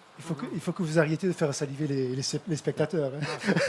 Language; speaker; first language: French; native; French